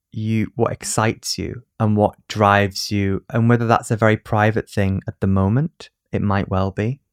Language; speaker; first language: English; native; English